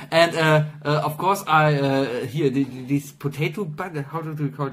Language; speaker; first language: English; non-native, fluent; German